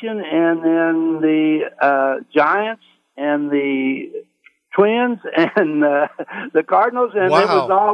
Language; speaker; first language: English; native; English